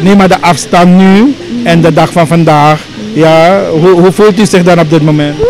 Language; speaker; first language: Dutch; native; Dutch